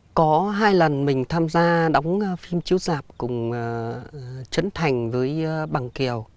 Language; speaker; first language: Vietnamese; native; Vietnamese